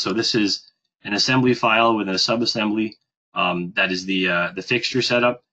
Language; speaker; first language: English; native; English